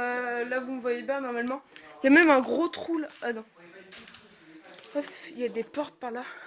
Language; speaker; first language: French; native; French